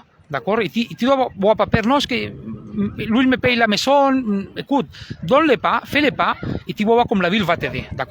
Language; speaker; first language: French; non-native, learner; Spanish